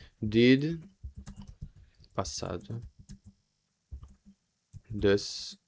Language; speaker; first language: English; non-native, fluent; Portuguese